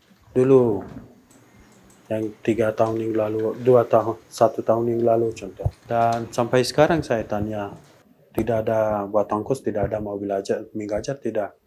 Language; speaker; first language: Indonesian; non-native, learner; Persian